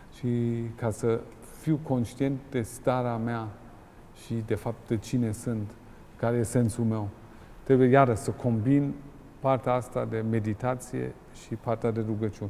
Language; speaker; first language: Romanian; non-native, fluent; German